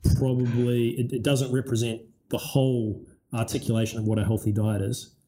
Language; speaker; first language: English; native; English